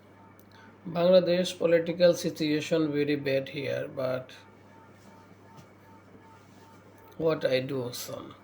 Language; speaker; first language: English; non-native, learner; Bangla